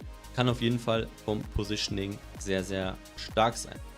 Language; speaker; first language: German; native; German